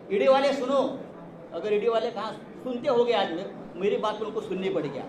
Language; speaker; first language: Hindi; non-native, local second language; Marathi